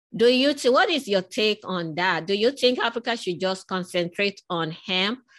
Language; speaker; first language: English; non-native, local second language; Yoruba